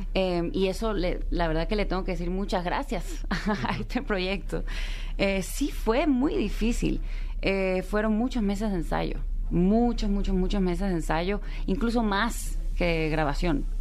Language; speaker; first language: Spanish; early bilingual, heritage; Spanish